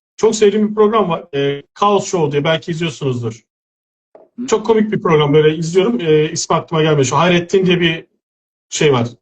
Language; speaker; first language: Turkish; native; Turkish